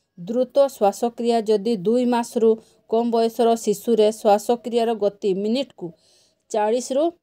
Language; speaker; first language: Odia; non-native, local second language; Santali